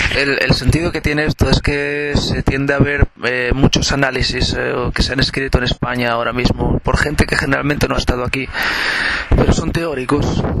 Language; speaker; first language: Spanish; native; Spanish